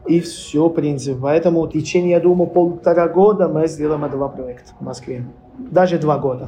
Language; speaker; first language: Russian; non-native, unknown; Italian